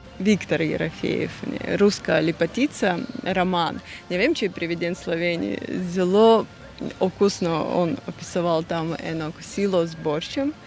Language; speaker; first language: Slovenian; non-native, fluent; Russian